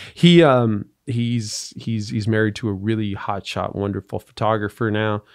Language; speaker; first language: English; native; English